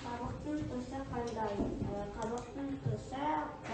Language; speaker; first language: Kazakh; non-native, local second language; Russian